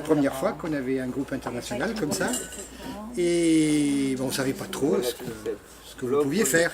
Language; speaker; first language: French; native; French